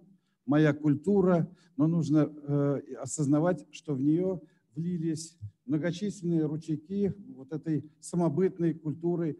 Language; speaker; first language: Russian; native; Russian